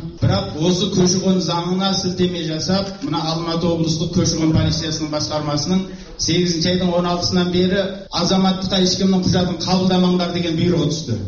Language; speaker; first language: Kazakh; early bilingual, heritage; Kazakh